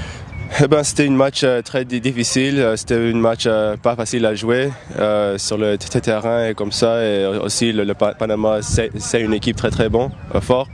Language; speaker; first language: French; non-native, fluent; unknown